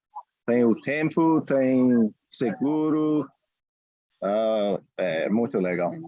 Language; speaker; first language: Portuguese; non-native, learner; English